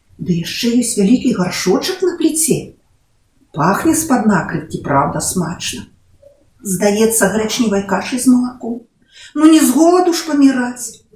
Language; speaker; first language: Belarusian; non-native, local second language; Russian